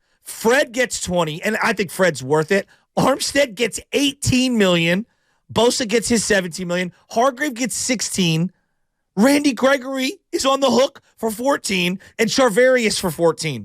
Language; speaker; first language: English; native; English